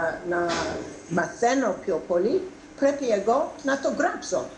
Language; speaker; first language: Greek; non-native, fluent; English